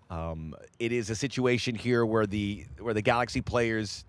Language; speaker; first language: English; native; English